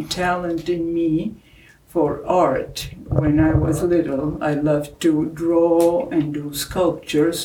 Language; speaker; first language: English; non-native, fluent; Spanish